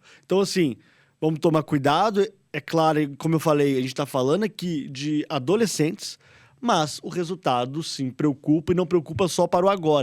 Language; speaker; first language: Portuguese; native; Portuguese